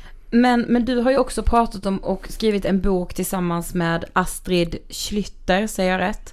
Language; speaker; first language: Swedish; native; Swedish